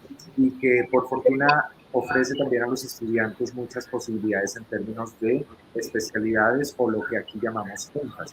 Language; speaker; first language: Spanish; native; Spanish